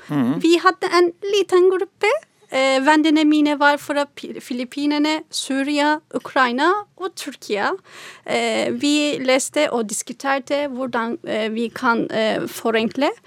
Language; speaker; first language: Norwegian; non-native, fluent; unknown